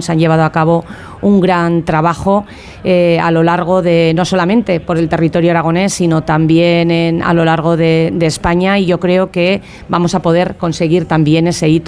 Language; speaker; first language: Spanish; native; Spanish